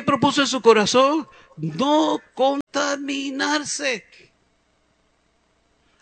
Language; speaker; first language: Spanish; native; Spanish